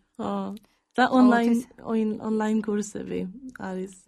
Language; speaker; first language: Georgian; early bilingual, heritage; Georgian